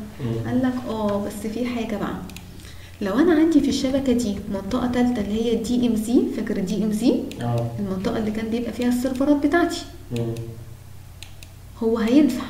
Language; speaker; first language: Arabic; native; Arabic